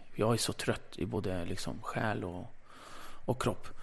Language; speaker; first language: Swedish; early bilingual, other home language; Kurdish